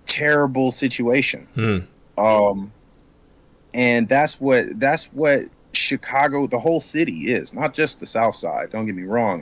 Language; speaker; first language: English; native; English